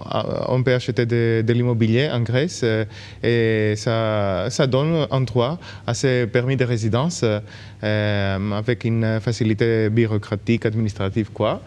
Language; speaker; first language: French; non-native, local second language; Greek